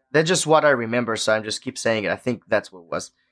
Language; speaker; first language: English; non-native, fluent; Hebrew